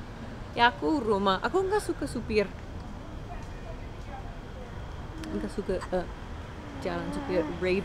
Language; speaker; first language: Indonesian; non-native, learner; English